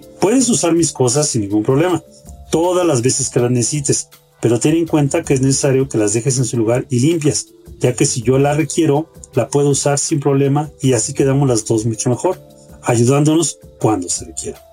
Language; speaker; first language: Spanish; native; Spanish